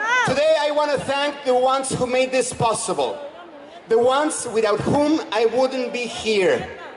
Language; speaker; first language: English; non-native, fluent; Spanish